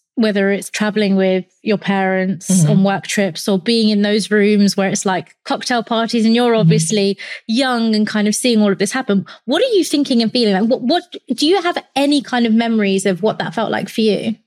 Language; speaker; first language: English; native; English